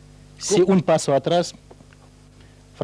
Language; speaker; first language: Spanish; non-native, fluent; Russian